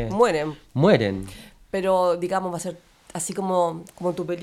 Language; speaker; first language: Spanish; native; Spanish